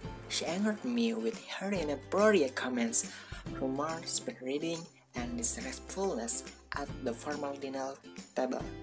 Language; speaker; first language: English; non-native, learner; Indonesian